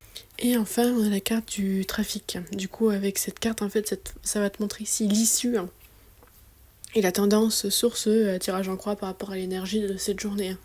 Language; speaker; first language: French; native; French